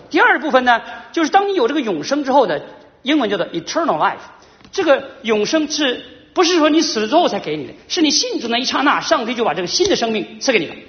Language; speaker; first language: Chinese; native; Chinese